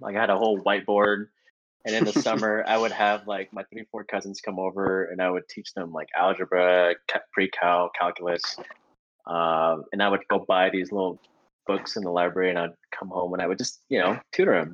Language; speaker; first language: English; native; English